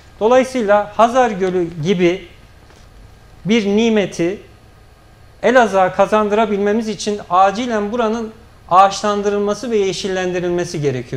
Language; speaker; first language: Turkish; native; Turkish